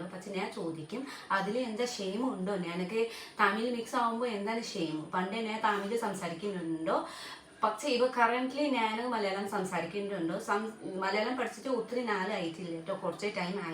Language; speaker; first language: Malayalam; non-native, learner; Nepali